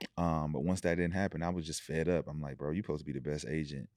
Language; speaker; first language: English; native; English